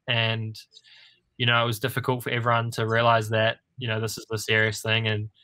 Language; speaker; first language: English; native; English